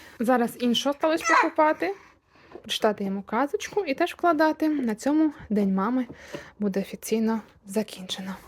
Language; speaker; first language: Ukrainian; native; Ukrainian